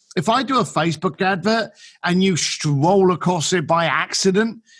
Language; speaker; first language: English; native; English